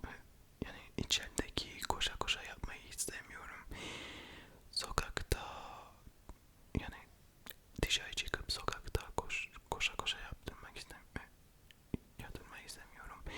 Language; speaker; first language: Turkish; early bilingual, heritage; French